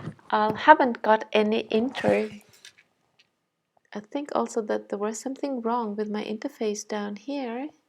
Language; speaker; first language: English; non-native, fluent; Danish